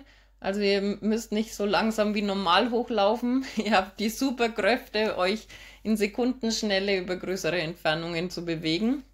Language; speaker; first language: German; native; German